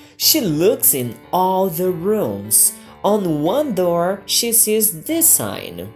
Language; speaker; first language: English; non-native, fluent; Portuguese